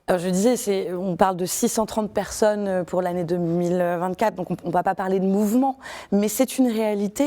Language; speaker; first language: French; native; French